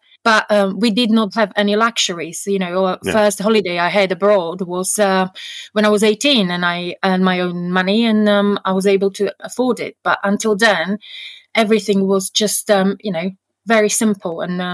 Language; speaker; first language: English; non-native, fluent; Slovak